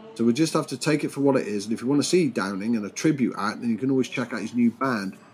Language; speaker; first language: English; native; English